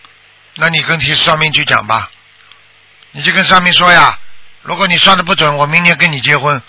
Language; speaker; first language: Chinese; native; Chinese